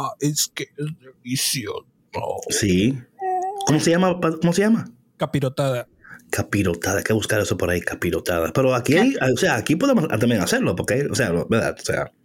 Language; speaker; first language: Spanish; early bilingual, heritage; Spanish